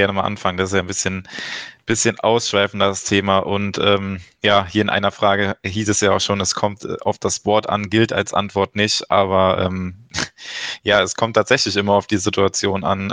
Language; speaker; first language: German; native; German